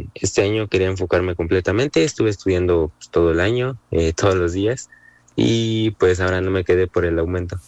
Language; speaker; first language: Spanish; native; Spanish